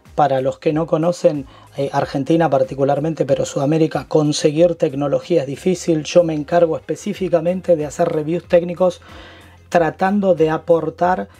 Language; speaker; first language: Spanish; native; Spanish